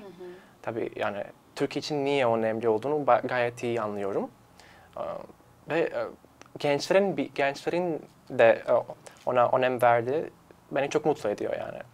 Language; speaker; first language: Turkish; non-native, fluent; Serbian